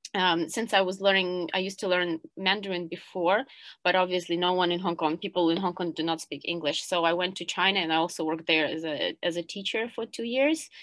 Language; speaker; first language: English; non-native, fluent; Ukrainian